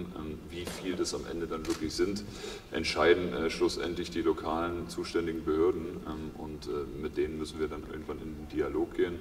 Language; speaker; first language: German; native; German